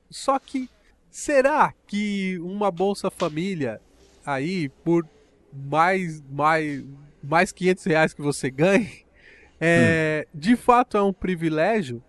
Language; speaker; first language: Portuguese; native; Portuguese